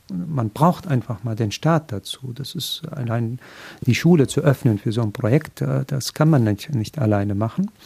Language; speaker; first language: German; non-native, fluent; Arabic